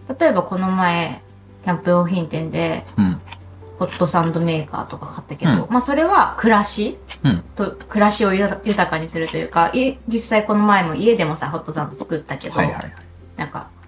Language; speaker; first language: Japanese; native; Japanese